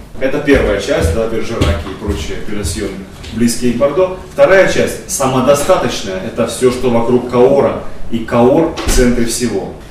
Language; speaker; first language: Russian; native; Russian